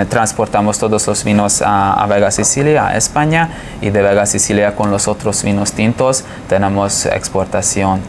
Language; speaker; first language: Spanish; non-native, fluent; Hungarian